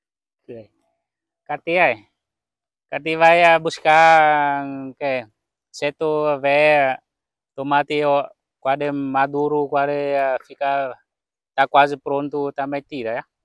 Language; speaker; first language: Portuguese; non-native, learner; Vietnamese